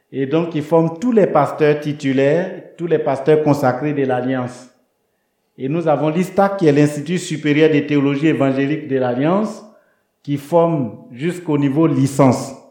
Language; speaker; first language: French; non-native, local second language; Baoulé